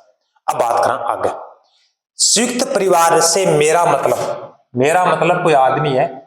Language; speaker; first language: Hindi; native; Hindi